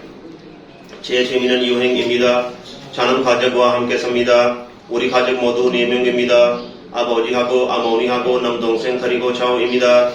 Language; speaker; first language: Korean; non-native, learner; Punjabi